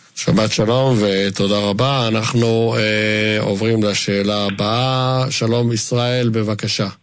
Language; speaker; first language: Hebrew; native; Hebrew